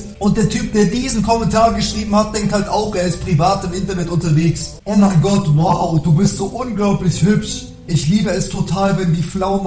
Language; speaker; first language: German; native; German